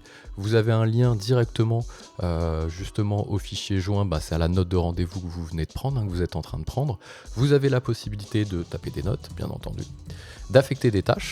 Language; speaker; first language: French; native; French